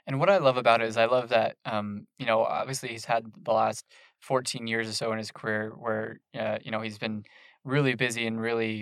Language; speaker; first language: English; native; English